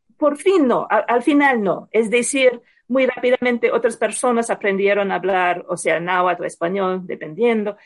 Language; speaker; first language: Spanish; non-native, fluent; English